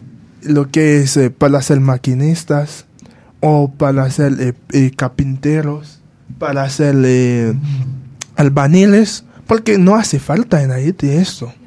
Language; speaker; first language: Spanish; non-native, fluent; Haitian Creole